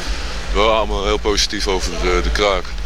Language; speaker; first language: Dutch; native; Dutch